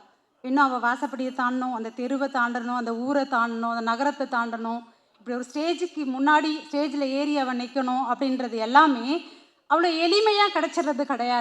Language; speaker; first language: Tamil; native; Tamil